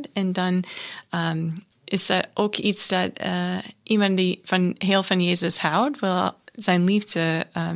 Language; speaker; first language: Dutch; non-native, learner; English